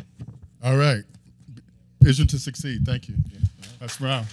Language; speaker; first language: English; native; English